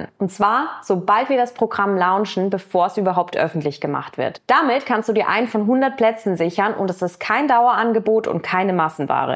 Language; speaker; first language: German; native; German